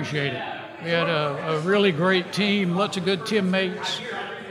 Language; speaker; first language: English; native; English